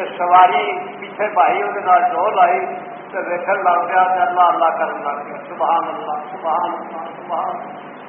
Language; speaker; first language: Urdu; non-native, local second language; Punjabi